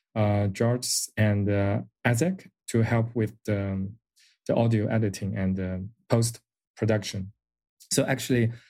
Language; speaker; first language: English; non-native, fluent; Chinese